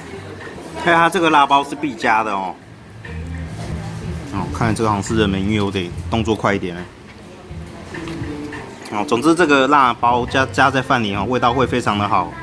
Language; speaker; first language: Chinese; native; Chinese